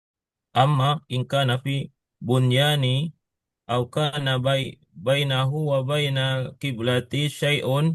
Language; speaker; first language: Arabic; non-native, learner; Indonesian